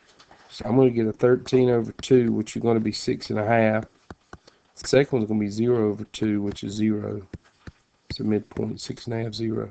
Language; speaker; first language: English; native; English